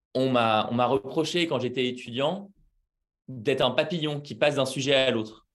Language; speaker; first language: French; native; French